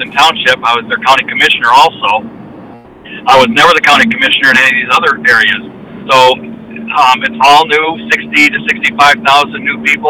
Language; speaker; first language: English; native; English